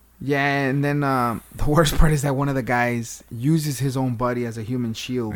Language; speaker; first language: English; early bilingual, other home language; Spanish